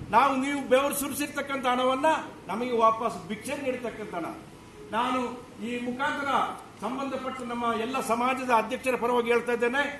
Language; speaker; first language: Kannada; non-native, local second language; Kodava